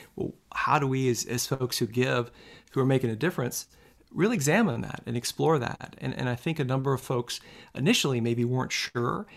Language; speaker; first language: English; native; English